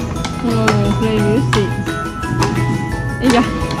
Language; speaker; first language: English; non-native, learner; Khmer